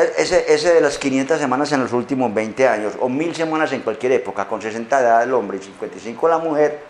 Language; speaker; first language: Spanish; native; Spanish